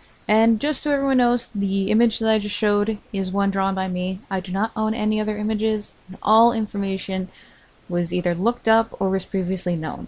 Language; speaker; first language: English; native; English